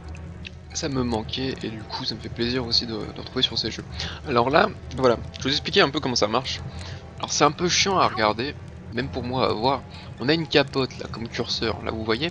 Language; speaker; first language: French; native; French